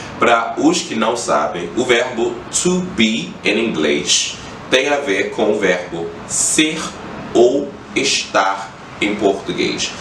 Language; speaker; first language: Portuguese; non-native, fluent; English